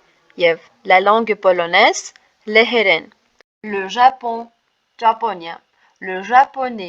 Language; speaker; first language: French; non-native, fluent; Armenian